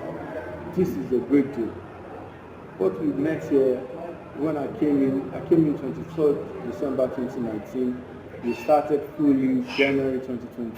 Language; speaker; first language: English; non-native, local second language; Yoruba